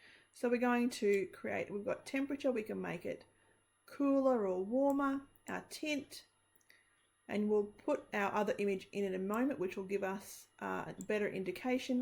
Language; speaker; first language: English; native; English